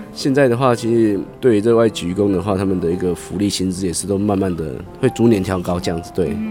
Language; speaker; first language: Chinese; native; Chinese